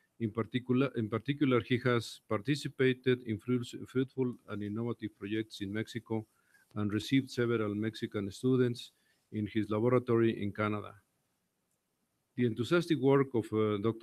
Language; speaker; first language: English; non-native, fluent; Spanish